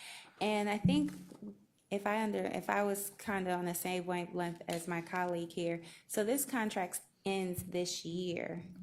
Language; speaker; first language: English; native; English